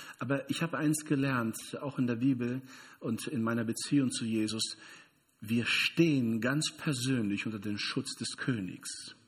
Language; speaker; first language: German; non-native, fluent; Portuguese